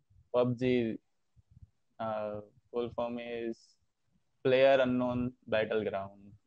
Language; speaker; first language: English; non-native, learner; Hindi